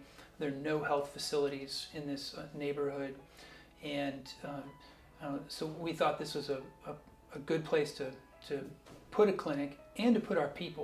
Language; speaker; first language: English; native; English